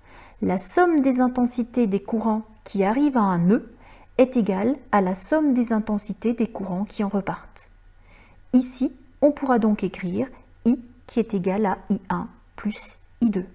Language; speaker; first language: French; native; French